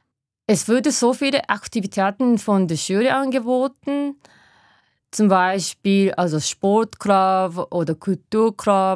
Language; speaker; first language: German; non-native, learner; Japanese